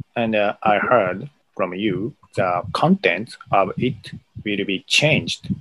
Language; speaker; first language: English; non-native, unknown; Japanese